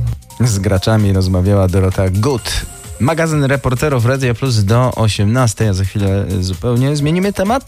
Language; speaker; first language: Polish; native; Polish